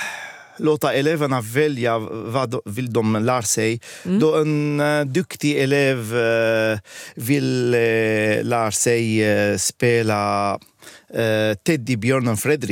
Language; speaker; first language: Swedish; non-native, fluent; Arabic